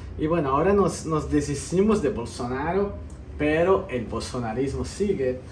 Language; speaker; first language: Spanish; early bilingual, heritage; Spanish